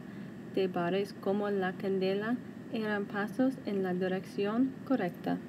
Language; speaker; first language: Spanish; non-native, learner; English